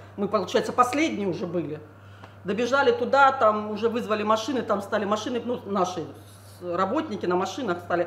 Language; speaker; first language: Russian; native; Russian